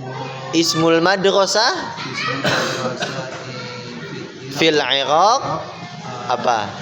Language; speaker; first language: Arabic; non-native, fluent; Indonesian